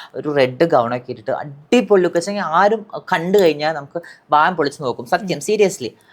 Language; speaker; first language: Malayalam; native; Malayalam